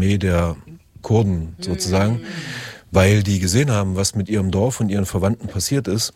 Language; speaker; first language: German; native; German